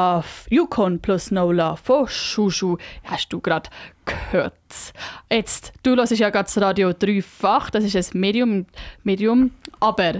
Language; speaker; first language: Swiss German; native; Swiss German